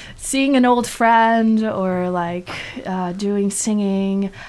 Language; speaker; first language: English; non-native, fluent; Chinese